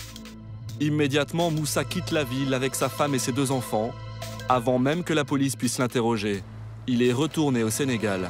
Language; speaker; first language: French; native; French